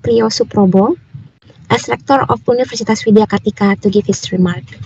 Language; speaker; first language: English; non-native, fluent; Indonesian